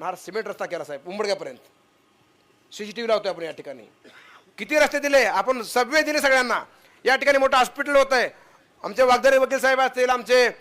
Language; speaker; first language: Marathi; native; Marathi